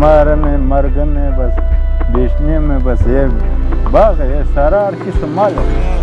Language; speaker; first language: Hindi; non-native, local second language; Punjabi